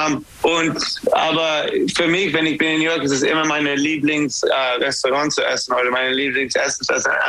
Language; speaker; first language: German; non-native, learner; English